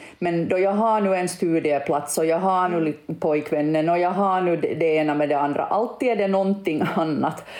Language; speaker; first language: Swedish; native; Swedish